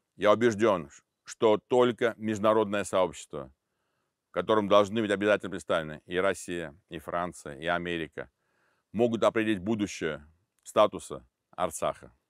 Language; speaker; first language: Russian; non-native, local second language; Armenian